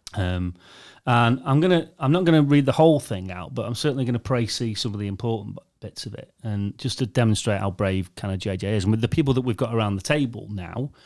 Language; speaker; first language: English; native; English